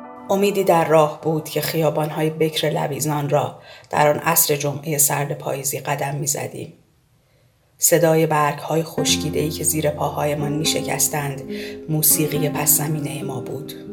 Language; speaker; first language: Persian; native; Persian